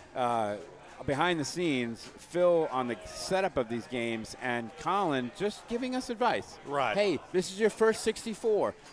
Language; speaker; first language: English; native; English